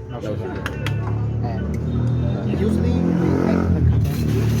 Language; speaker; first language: English; non-native, fluent; Vietnamese